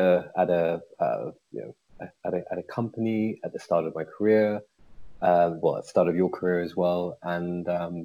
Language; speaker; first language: English; native; English